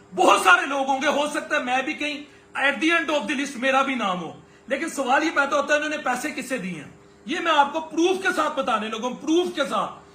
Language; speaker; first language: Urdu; non-native, local second language; Punjabi